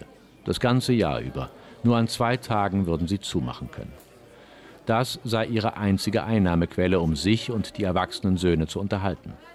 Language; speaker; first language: German; native; German